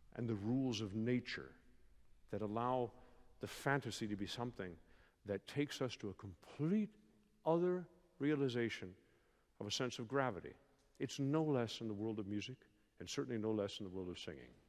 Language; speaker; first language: English; native; English